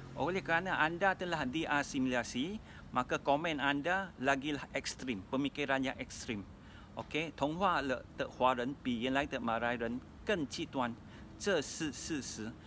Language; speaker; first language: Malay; non-native, local second language; Min Nan Chinese